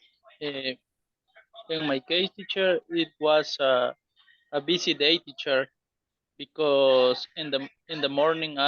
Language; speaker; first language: English; non-native, learner; Spanish